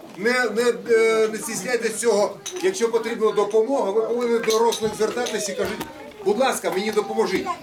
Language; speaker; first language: Ukrainian; non-native, local second language; Russian